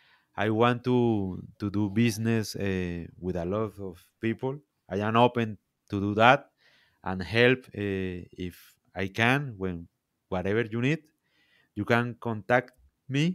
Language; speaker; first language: English; non-native, learner; Spanish